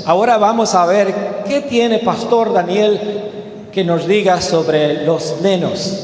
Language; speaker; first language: Spanish; non-native, learner; Romanian